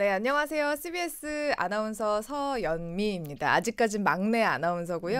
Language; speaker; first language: Korean; native; Korean